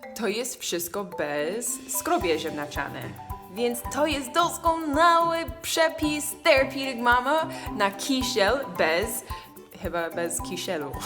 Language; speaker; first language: Polish; non-native, learner; English